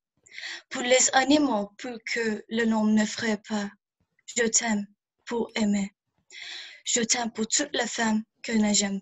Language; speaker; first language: French; non-native, learner; Turkish